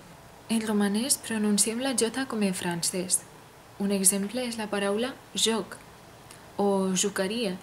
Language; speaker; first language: Catalan; non-native, fluent; Romanian